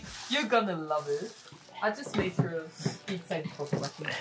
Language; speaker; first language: English; non-native, fluent; German